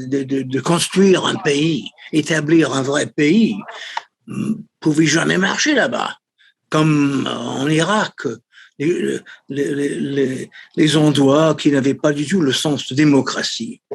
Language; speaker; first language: French; non-native, fluent; English